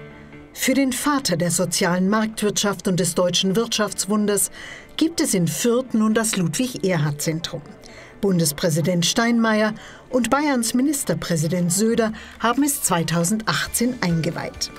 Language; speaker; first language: German; native; German